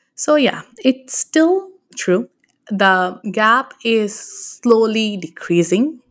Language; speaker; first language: English; non-native, local second language; Bangla